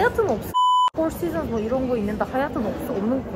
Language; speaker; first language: Korean; non-native, fluent; Turkish